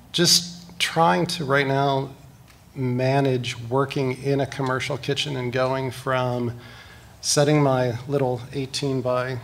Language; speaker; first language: English; native; English